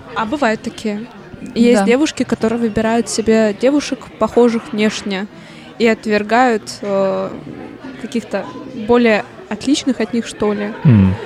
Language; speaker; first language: Russian; native; Russian